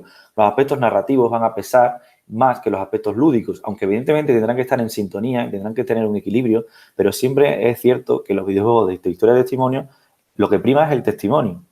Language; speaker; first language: Spanish; native; Spanish